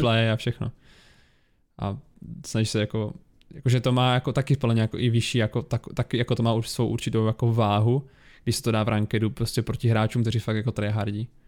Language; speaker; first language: Czech; native; Czech